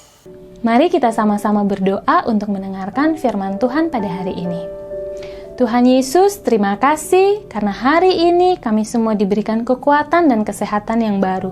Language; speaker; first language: Indonesian; native; Indonesian